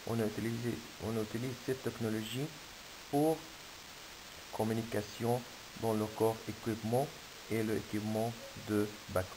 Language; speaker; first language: French; non-native, fluent; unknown